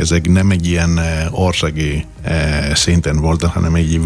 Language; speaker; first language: Hungarian; non-native, fluent; Greek